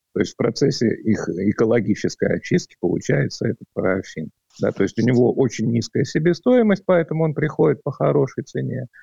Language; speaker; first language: Russian; native; Russian